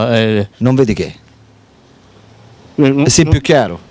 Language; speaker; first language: Italian; native; Italian